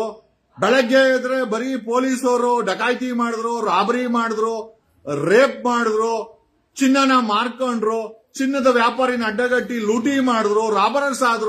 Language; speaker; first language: Kannada; native; Kannada